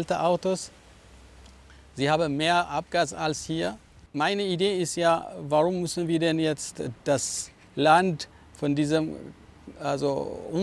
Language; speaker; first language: German; non-native, fluent; Amharic